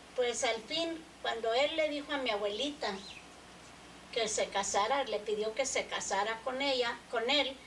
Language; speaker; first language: Spanish; early bilingual, other home language; English